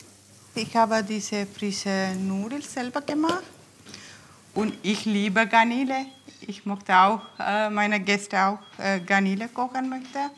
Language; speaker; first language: German; non-native, learner; Tamil